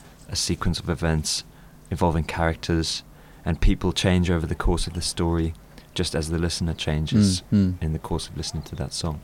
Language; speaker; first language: English; native; English